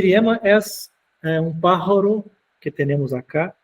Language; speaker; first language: Spanish; non-native, fluent; Portuguese